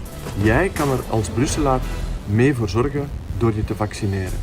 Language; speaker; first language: Dutch; native; Dutch